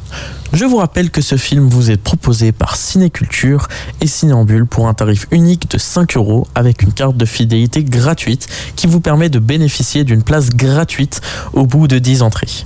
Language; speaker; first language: French; native; French